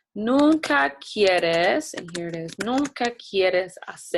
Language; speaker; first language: Spanish; non-native, fluent; English